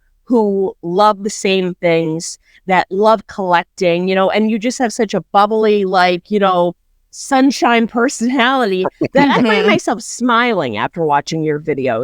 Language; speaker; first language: English; native; English